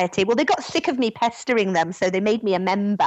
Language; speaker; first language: English; native; English